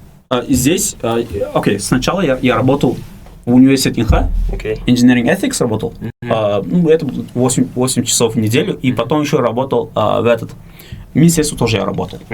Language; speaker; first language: Russian; non-native, local second language; Uzbek